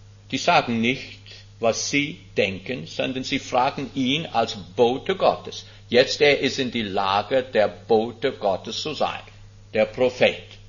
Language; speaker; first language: German; non-native, fluent; English